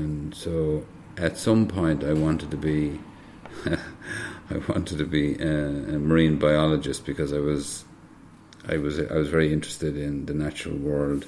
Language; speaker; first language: English; native; English